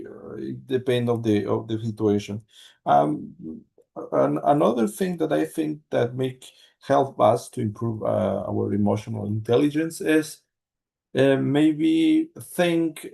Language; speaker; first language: English; non-native, learner; Spanish